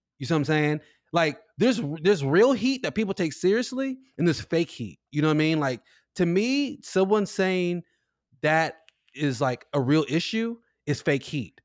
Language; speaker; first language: English; native; English